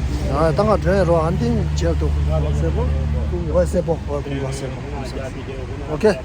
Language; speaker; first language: French; non-native, learner; Tibetan